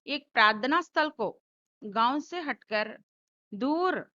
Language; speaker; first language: Hindi; non-native, local second language; Telugu